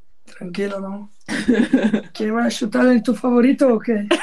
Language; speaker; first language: Spanish; non-native, learner; Portuguese